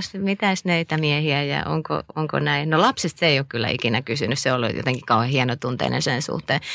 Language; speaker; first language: Finnish; native; Finnish